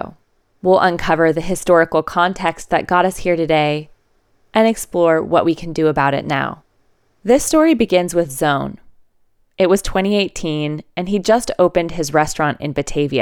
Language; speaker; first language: English; native; English